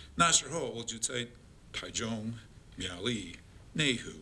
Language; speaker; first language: Chinese; non-native, fluent; English